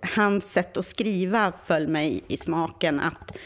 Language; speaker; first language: Swedish; native; Swedish